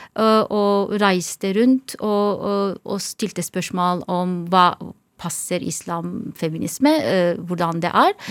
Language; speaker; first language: Norwegian; non-native, fluent; Turkish